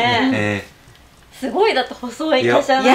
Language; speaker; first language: Japanese; native; Japanese